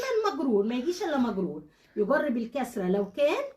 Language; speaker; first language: Arabic; native; Arabic